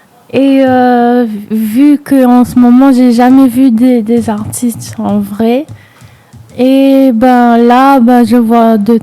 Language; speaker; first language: French; non-native, local second language; Réunion Creole French